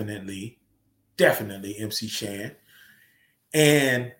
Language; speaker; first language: English; native; English